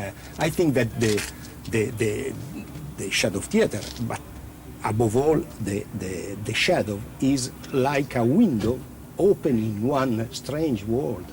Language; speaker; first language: English; non-native, learner; Italian